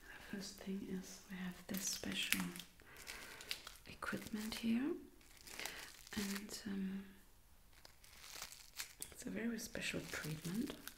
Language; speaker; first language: English; non-native, fluent; German